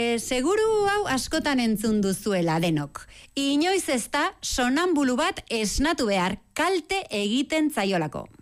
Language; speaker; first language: Basque; non-native, local second language; Spanish